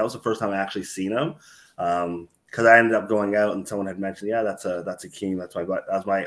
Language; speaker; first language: English; native; English